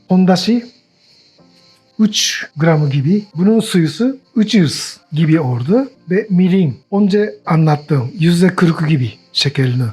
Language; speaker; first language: Turkish; non-native, learner; Japanese